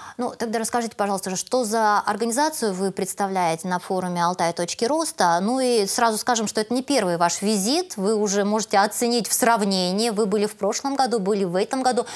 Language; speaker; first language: Russian; native; Russian